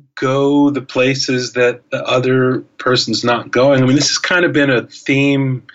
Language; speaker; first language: English; native; English